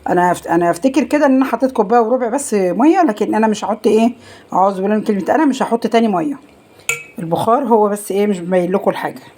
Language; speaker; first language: Arabic; native; Arabic